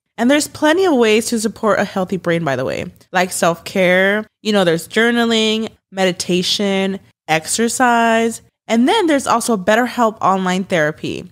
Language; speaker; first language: English; early bilingual, other home language; Spanish